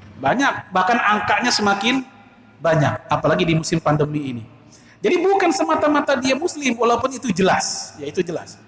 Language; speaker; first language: Indonesian; native; Indonesian